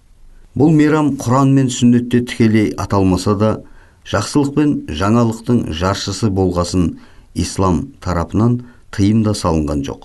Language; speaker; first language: Kazakh; native; Kazakh